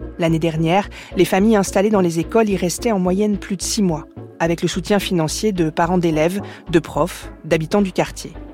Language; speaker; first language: French; native; French